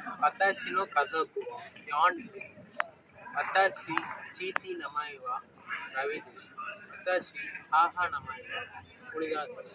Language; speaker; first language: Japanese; non-native, learner; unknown